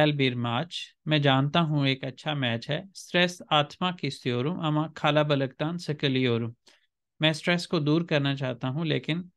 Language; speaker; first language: Urdu; native; Urdu